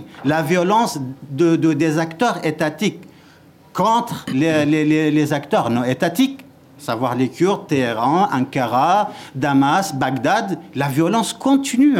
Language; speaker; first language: French; non-native, fluent; Kurdish